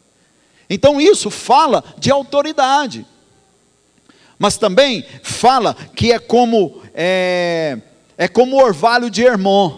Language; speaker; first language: Portuguese; native; Portuguese